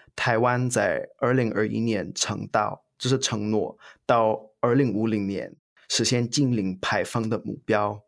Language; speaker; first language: Chinese; non-native, fluent; English